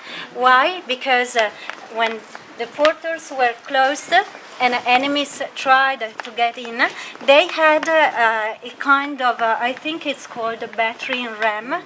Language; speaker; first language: English; non-native, fluent; French